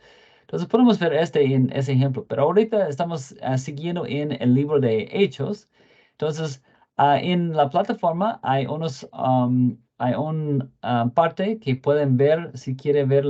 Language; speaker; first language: Spanish; non-native, fluent; English